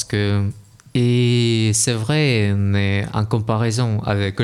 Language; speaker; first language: French; non-native, fluent; Russian